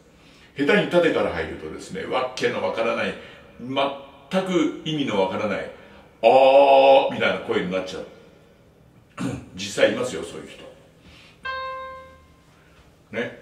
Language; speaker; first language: Japanese; native; Japanese